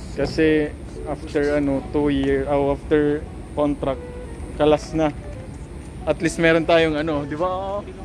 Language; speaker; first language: Filipino; non-native, local second language; Waray